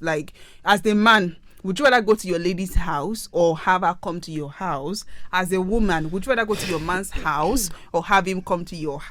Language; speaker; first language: English; non-native, local second language; Yoruba